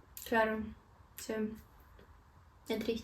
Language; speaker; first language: Spanish; non-native, fluent; Ukrainian